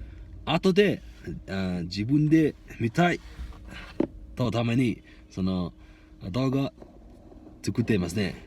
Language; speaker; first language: Japanese; non-native, learner; Mongolian